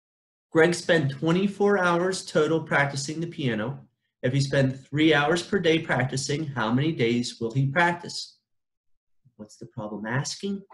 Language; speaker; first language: English; native; English